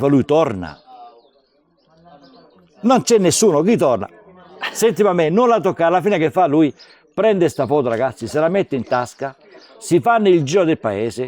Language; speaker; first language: Italian; native; Italian